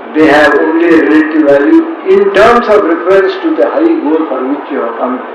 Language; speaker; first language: English; non-native, local second language; Hindi